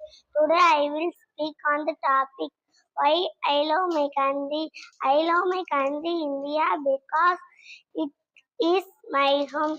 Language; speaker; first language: English; non-native, learner; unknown